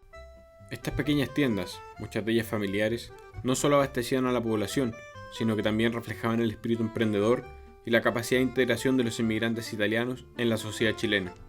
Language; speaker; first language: Spanish; native; Spanish